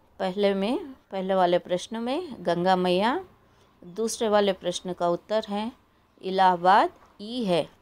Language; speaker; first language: Hindi; non-native, local second language; Kannada